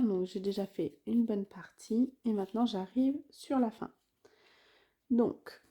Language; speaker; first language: French; native; French